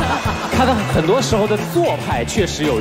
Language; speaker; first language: Chinese; native; Chinese